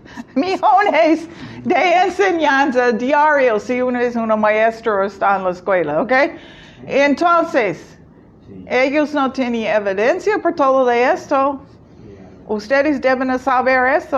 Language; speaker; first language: Spanish; non-native, fluent; English